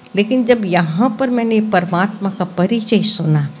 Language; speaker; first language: Hindi; non-native, local second language; Gujarati